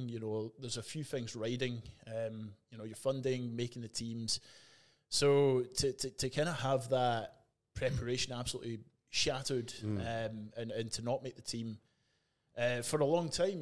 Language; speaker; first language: English; native; English